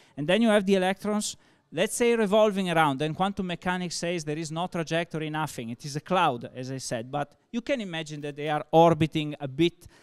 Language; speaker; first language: English; non-native, fluent; Italian